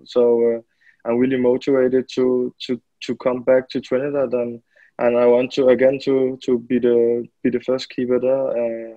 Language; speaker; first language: English; non-native, fluent; Danish